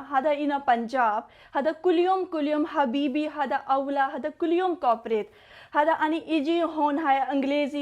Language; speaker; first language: Arabic; non-native, learner; Punjabi